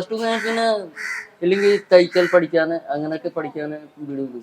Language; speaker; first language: Malayalam; non-native, local second language; Hindi